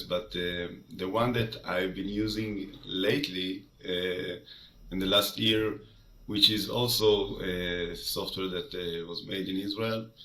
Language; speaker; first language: English; non-native, fluent; Hebrew